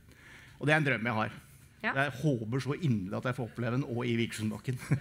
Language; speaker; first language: Norwegian; native; Norwegian